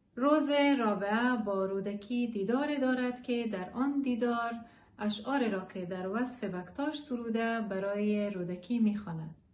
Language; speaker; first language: Persian; native; Persian